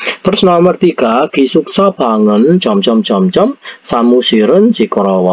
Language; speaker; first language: Korean; non-native, fluent; Indonesian